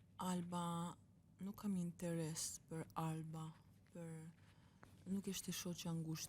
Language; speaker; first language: Albanian; early bilingual, heritage; Albanian